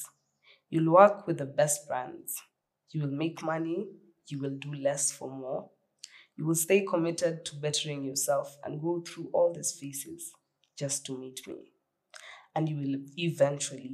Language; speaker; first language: English; non-native, local second language; Swahili